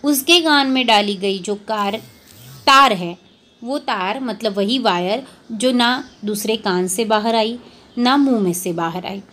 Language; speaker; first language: Hindi; non-native, local second language; Marathi